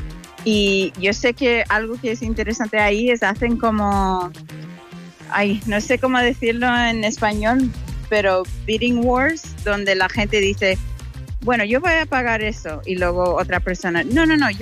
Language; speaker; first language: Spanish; non-native, fluent; English